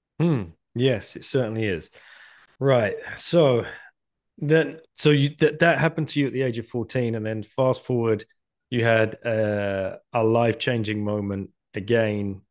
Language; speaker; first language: English; native; English